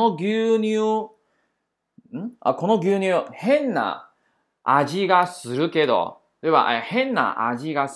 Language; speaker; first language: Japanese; non-native, fluent; Chinese